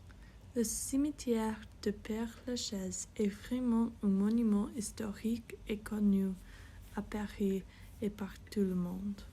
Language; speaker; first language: French; non-native, fluent; English